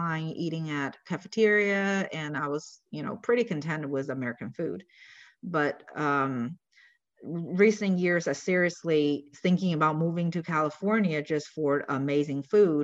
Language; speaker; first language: English; non-native, fluent; Chinese